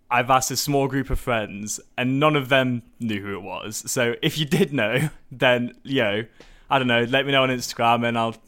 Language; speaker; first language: English; native; English